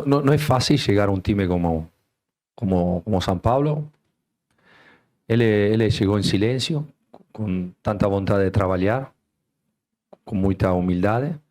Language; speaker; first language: Portuguese; non-native, fluent; Spanish